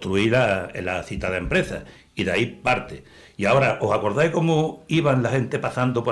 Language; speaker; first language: Spanish; native; Spanish